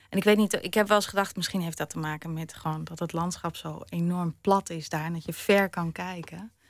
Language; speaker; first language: Dutch; early bilingual, other home language; German